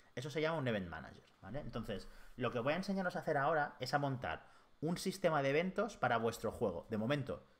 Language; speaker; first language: Spanish; native; Spanish